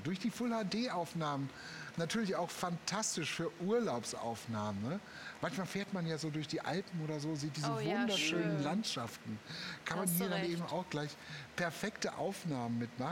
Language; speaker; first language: German; native; German